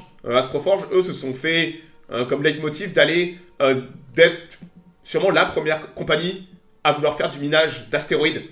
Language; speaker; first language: French; native; French